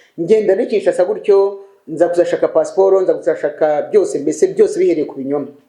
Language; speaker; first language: Kinyarwanda; native; Kinyarwanda